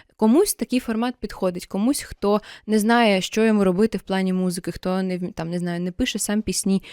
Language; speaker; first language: Ukrainian; non-native, local second language; Russian